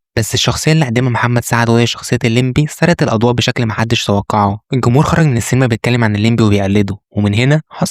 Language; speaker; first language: Arabic; native; Arabic